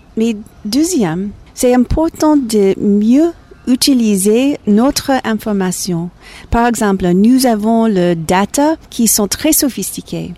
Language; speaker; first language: French; non-native, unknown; English